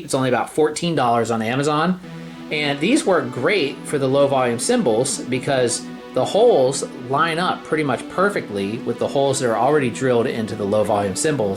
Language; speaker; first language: English; native; English